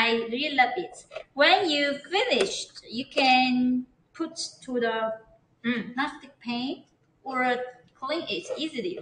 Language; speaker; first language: English; non-native, learner; Chinese